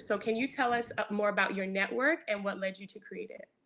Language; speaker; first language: English; native; English